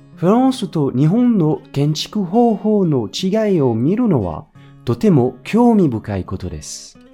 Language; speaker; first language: Japanese; non-native, fluent; French